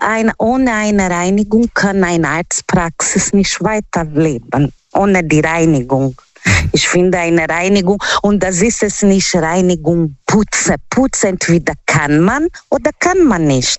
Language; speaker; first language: German; non-native, fluent; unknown